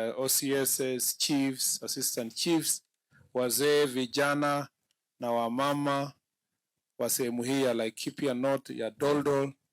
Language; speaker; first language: Swahili; non-native, local second language; Kalenjin